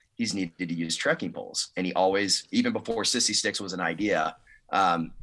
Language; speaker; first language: English; native; English